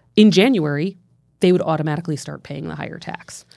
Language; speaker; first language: English; native; English